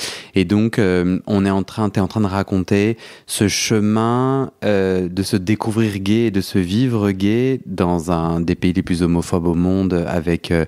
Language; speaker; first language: French; native; French